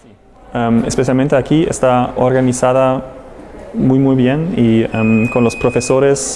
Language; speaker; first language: Spanish; non-native, learner; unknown